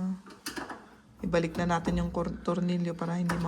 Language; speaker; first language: Filipino; non-native, fluent; German